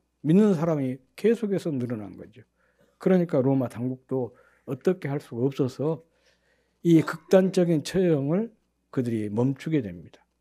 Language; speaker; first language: Korean; native; Korean